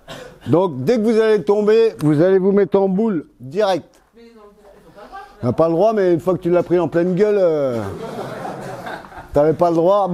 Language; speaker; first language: French; native; French